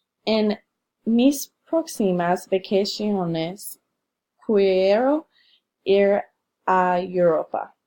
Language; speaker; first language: Spanish; non-native, learner; English